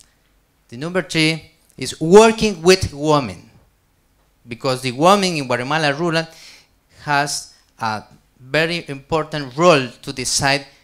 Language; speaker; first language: English; non-native, learner; Spanish